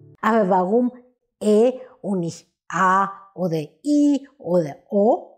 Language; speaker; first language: German; non-native, fluent; Spanish